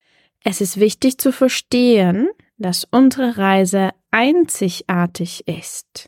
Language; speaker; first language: German; non-native, fluent; Czech